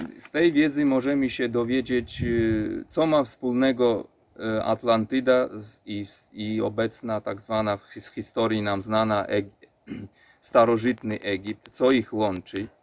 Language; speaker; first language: Polish; non-native, fluent; Armenian